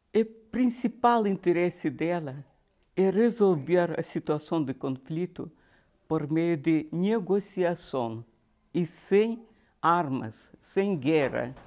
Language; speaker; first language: Portuguese; non-native, fluent; Russian